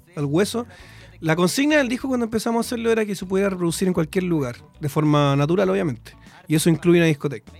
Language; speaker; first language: Spanish; native; Spanish